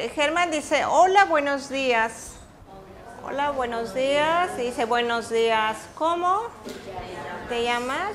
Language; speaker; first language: Spanish; native; Spanish